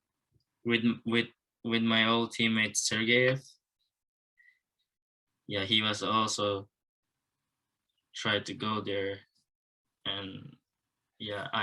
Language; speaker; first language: English; non-native, learner; Japanese